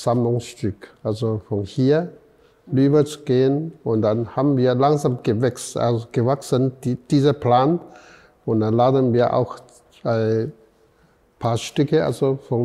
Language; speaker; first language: German; non-native, fluent; Chinese